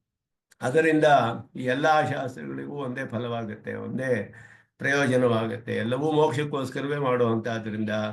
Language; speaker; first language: Kannada; native; Kannada